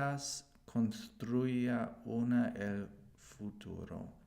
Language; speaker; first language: Spanish; non-native, learner; English